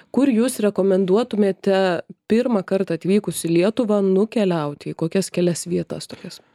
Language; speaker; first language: Lithuanian; native; Lithuanian